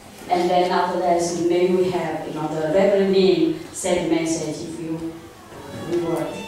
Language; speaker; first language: English; non-native, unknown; Min Nan Chinese